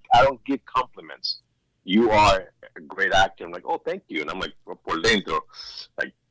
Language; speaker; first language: English; early bilingual, other home language; Spanish